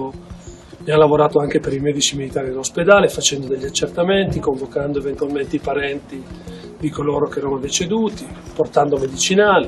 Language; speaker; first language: Italian; native; Italian